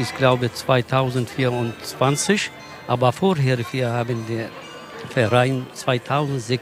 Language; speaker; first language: German; non-native, learner; Kurdish